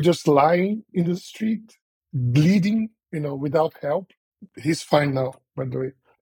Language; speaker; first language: English; non-native, fluent; Portuguese